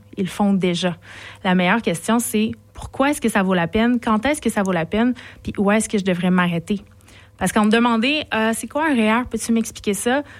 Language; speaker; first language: French; native; French